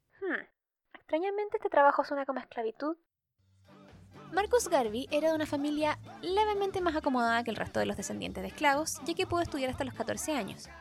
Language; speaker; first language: Spanish; native; Spanish